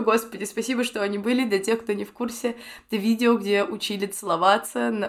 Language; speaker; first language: Russian; native; Russian